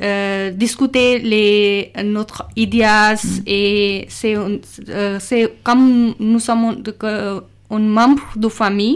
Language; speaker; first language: French; non-native, learner; Urdu